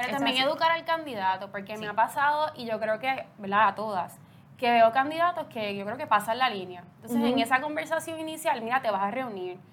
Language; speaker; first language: Spanish; native; Spanish